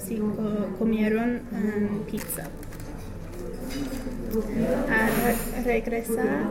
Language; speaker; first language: Spanish; non-native, learner; English